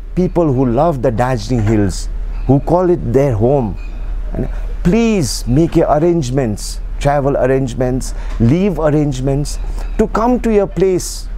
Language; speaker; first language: English; non-native, local second language; Nepali